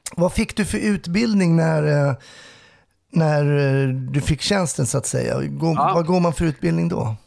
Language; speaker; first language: Swedish; native; Swedish